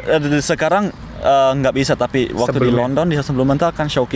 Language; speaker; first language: Indonesian; early bilingual, heritage; Indonesian